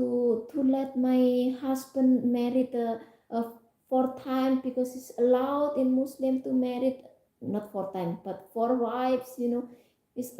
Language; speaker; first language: English; non-native, fluent; Indonesian